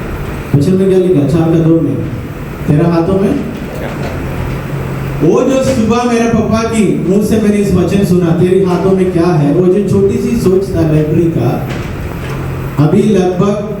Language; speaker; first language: Hindi; non-native, local second language; Malayalam